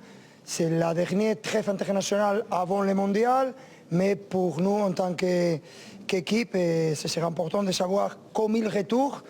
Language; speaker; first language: French; non-native, learner; Spanish